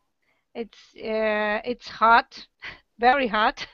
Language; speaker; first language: English; non-native, learner; Portuguese